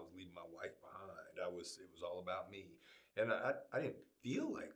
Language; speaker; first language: English; native; English